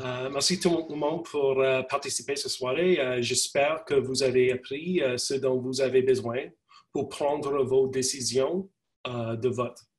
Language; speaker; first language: French; non-native, learner; English